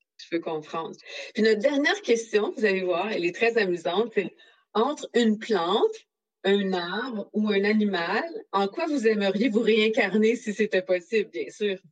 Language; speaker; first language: French; native; French